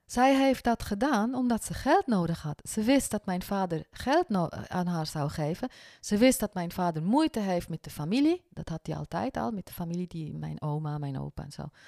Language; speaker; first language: Dutch; non-native, fluent; French